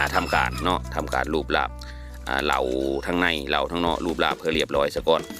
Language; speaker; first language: Thai; non-native, local second language; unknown